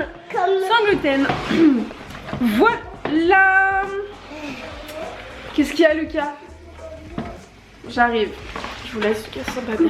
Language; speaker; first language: French; native; French